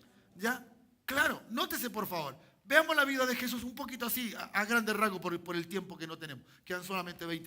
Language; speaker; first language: Spanish; native; Spanish